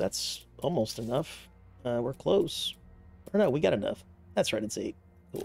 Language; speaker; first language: English; native; English